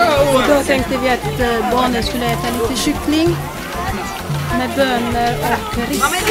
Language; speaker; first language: Swedish; non-native, fluent; Lingala